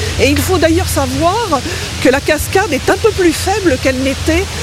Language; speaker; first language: French; native; French